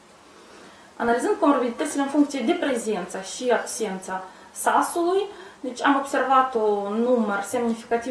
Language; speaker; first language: Romanian; native; Romanian